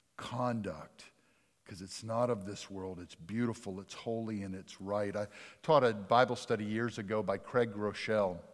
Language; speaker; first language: English; native; English